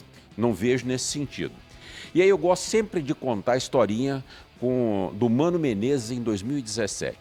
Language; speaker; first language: Portuguese; native; Portuguese